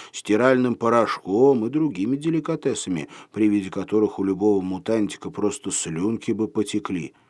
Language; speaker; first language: Russian; native; Russian